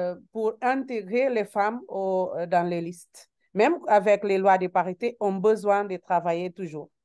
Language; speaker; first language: French; non-native, learner; Portuguese